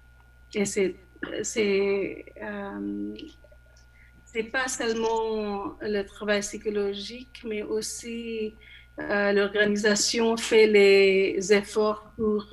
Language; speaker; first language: French; non-native, learner; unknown